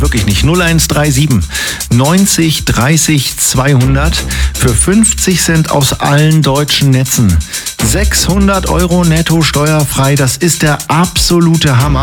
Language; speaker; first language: German; native; German